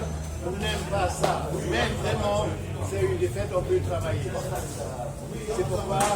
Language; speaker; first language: French; non-native, fluent; German